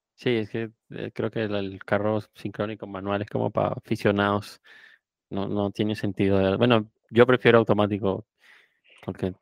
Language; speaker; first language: Spanish; native; Spanish